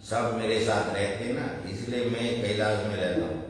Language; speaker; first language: Hindi; non-native, local second language; Bangla